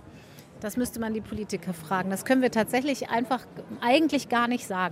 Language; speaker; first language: German; native; German